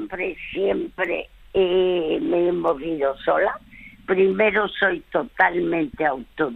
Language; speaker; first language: Spanish; early bilingual, other home language; French